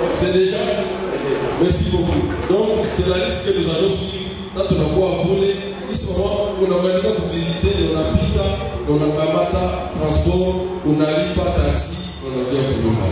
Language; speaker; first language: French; non-native, local second language; Swahili